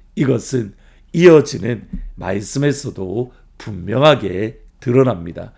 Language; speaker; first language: Korean; native; Korean